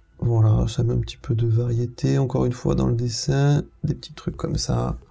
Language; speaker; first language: French; native; French